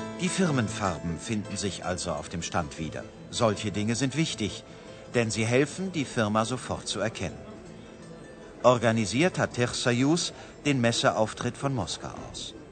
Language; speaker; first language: German; native; German